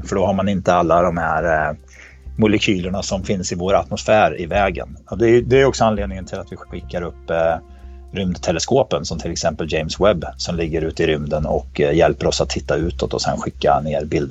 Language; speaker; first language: Swedish; native; Swedish